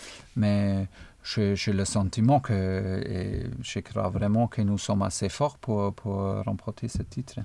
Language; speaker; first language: French; non-native, fluent; German